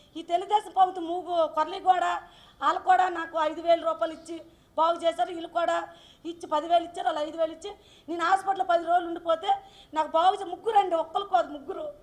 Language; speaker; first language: Telugu; native; Telugu